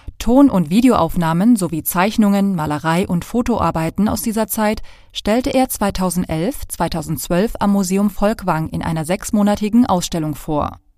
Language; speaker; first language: German; native; German